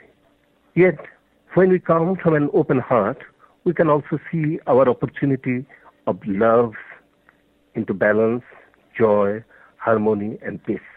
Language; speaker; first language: English; non-native, local second language; Bangla